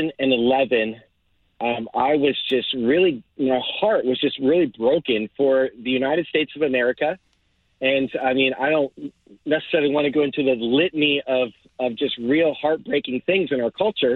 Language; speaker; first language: English; native; English